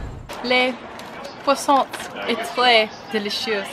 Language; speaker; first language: French; non-native, learner; English